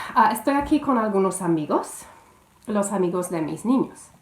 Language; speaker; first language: Spanish; non-native, fluent; English